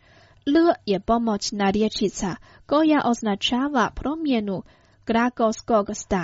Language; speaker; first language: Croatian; non-native, fluent; Chinese